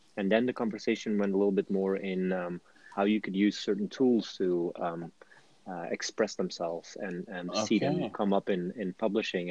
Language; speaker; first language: English; non-native, fluent; Dutch